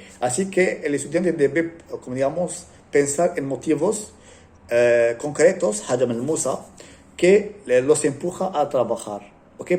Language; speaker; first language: Spanish; non-native, fluent; Arabic